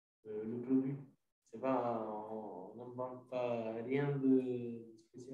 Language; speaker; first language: French; non-native, fluent; Italian